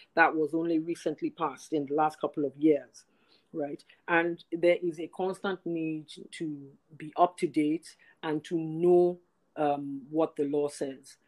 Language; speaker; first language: English; non-native, local second language; Yoruba